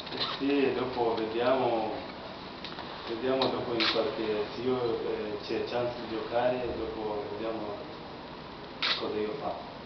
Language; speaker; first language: Italian; non-native, learner; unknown